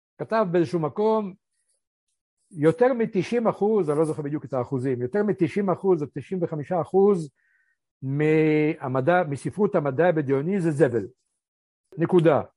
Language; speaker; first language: Hebrew; early bilingual, other home language; Polish